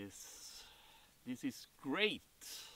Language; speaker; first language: English; non-native, fluent; Norwegian